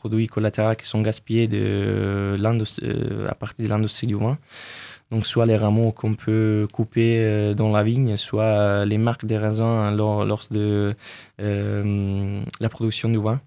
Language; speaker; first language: French; non-native, fluent; Italian